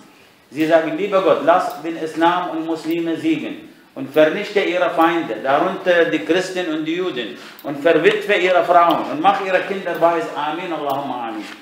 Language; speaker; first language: German; non-native, fluent; Arabic